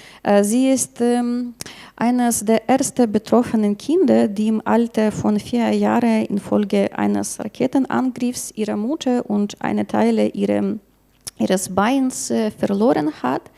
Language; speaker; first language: German; non-native, learner; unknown